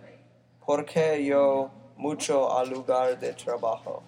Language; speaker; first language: Spanish; non-native, learner; English